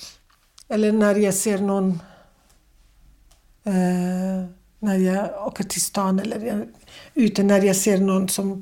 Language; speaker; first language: Swedish; non-native, fluent; Kurdish